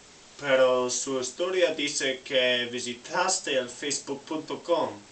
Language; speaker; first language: Spanish; non-native, learner; English